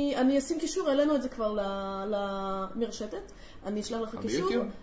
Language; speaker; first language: Hebrew; native; Hebrew